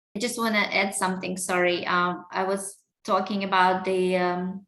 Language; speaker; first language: English; non-native, fluent; Russian